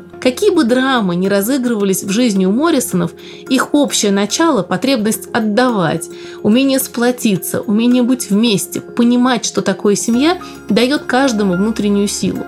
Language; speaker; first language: Russian; native; Russian